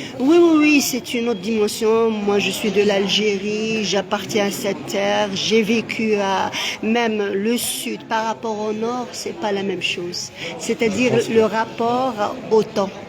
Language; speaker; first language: French; non-native, local second language; Arabic